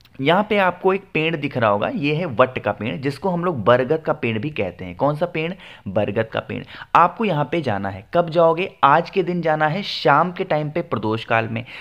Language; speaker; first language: Hindi; native; Hindi